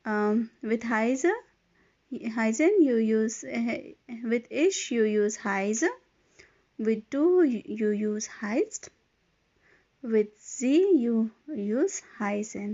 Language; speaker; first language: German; non-native, fluent; Hindi